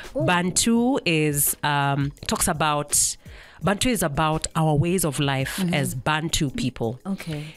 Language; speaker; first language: English; non-native, local second language; Kamba